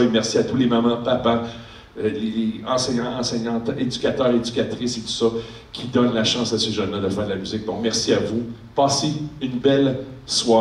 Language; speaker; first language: French; native; French